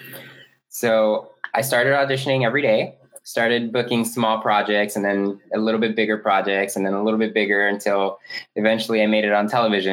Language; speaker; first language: English; native; English